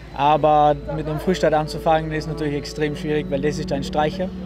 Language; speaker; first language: German; native; German